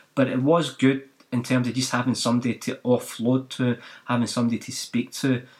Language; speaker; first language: English; native; English